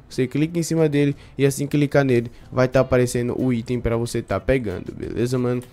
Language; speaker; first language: Portuguese; native; Portuguese